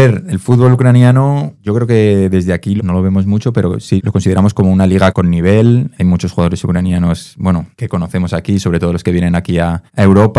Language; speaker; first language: Spanish; native; Spanish